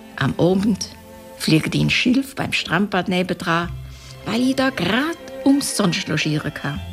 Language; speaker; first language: German; native; German